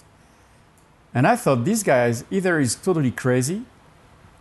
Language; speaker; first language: English; non-native, fluent; French